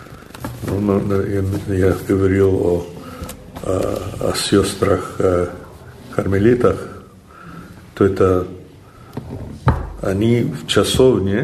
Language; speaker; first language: Russian; non-native, fluent; English